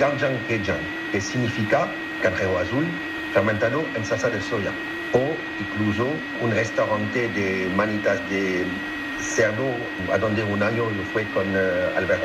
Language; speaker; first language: Spanish; non-native, fluent; French